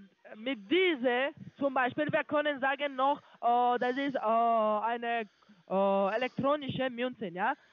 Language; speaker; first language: German; non-native, learner; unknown